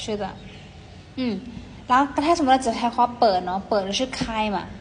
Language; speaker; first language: Chinese; non-native, fluent; Thai